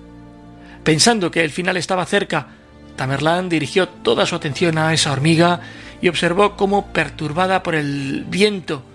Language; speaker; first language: Spanish; native; Spanish